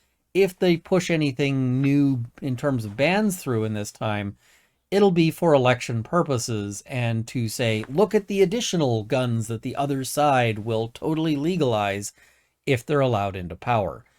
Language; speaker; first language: English; native; English